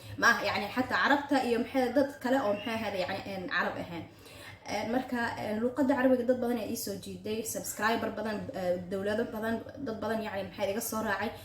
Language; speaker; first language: Somali; early bilingual, heritage; Somali